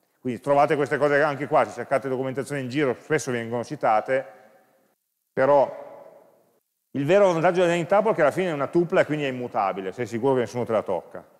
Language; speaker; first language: Italian; native; Italian